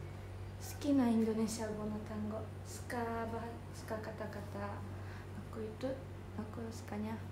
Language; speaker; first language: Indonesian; non-native, learner; Japanese